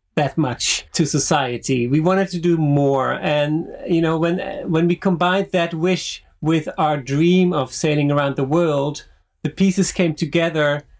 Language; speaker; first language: English; non-native, fluent; Dutch